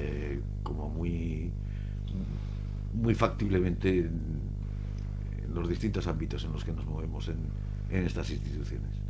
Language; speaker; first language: Spanish; native; Spanish